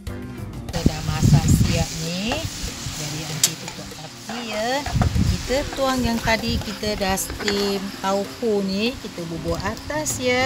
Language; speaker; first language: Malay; non-native, local second language; Chinese